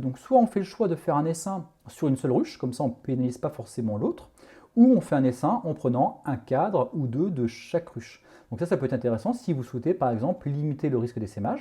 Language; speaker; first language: French; native; French